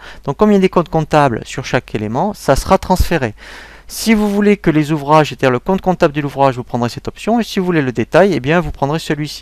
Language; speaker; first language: French; native; French